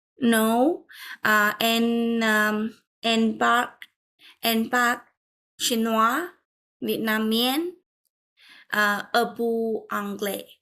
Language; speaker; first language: French; non-native, learner; Vietnamese